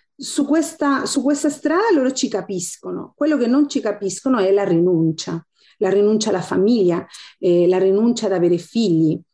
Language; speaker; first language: Italian; non-native, fluent; Spanish